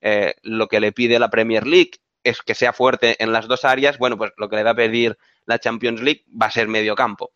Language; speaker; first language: Spanish; native; Spanish